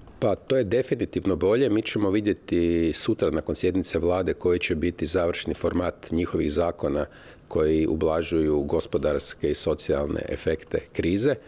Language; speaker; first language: Croatian; native; Croatian